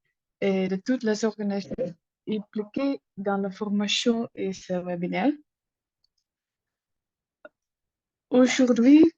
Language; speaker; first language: French; non-native, learner; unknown